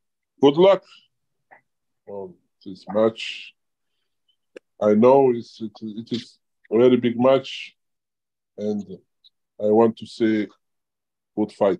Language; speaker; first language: English; non-native, learner; Georgian